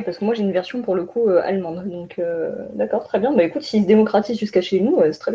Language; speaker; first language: French; native; French